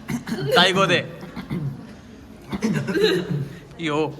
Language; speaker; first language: Japanese; non-native, learner; Hindi